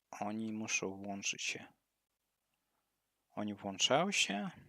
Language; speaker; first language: Polish; non-native, learner; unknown